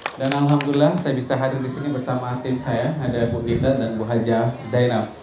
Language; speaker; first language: Indonesian; native; Indonesian